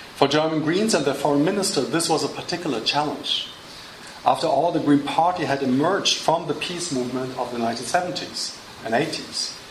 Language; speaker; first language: English; non-native, fluent; German